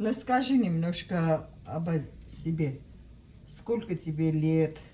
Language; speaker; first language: Russian; non-native, fluent; Armenian